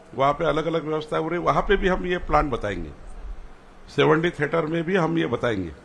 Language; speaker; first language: Hindi; non-native, local second language; Marathi